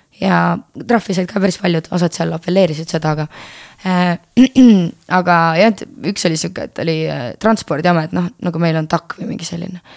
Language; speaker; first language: Estonian; native; Estonian